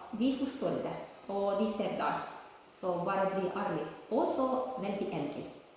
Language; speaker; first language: Norwegian; non-native, learner; Ukrainian